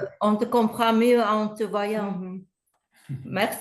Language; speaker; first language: French; non-native, fluent; Czech